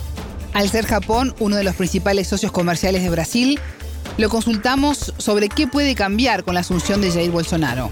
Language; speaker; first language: Spanish; native; Spanish